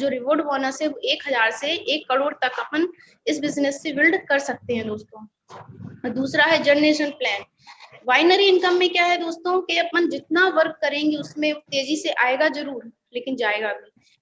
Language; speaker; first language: Hindi; native; Hindi